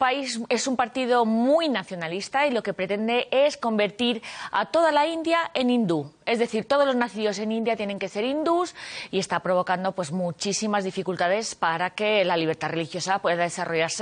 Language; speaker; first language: Spanish; native; Spanish